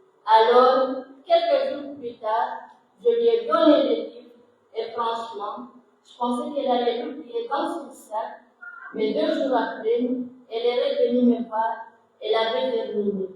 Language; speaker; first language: French; non-native, local second language; Comorian